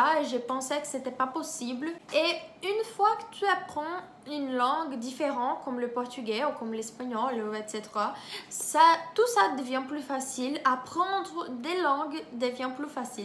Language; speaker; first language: French; non-native, fluent; Portuguese